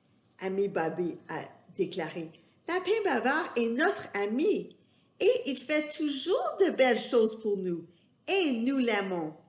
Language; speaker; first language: French; non-native, fluent; English